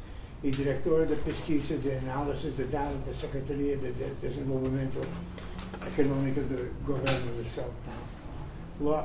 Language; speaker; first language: Portuguese; non-native, fluent; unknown